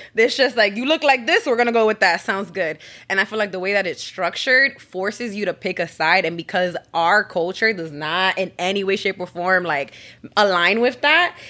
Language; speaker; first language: English; native; English